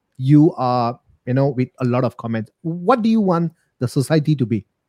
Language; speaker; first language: English; non-native, local second language; Tamil